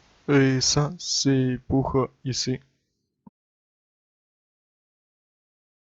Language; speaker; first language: French; non-native, learner; Chinese